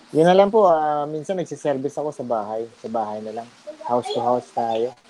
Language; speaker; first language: Filipino; native; Filipino